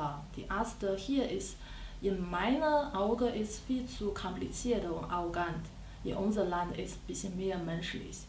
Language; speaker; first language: German; non-native, learner; Chinese